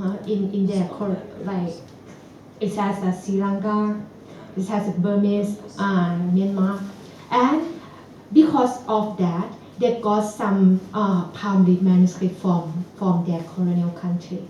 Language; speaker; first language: English; non-native, fluent; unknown